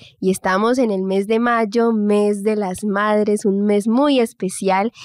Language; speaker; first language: Spanish; native; Spanish